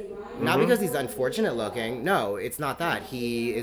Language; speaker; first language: English; native; English